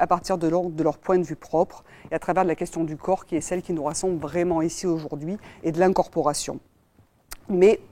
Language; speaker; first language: French; native; French